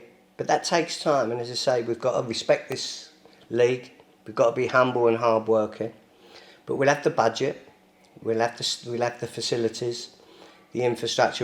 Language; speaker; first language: English; native; English